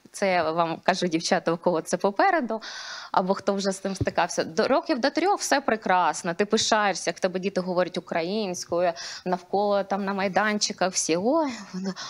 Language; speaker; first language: Ukrainian; non-native, local second language; Russian